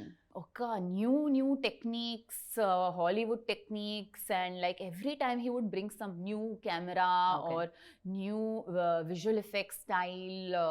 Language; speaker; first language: Telugu; non-native, learner; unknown